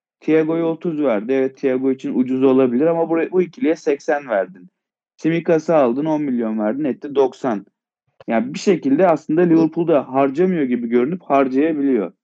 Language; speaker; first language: Turkish; native; Turkish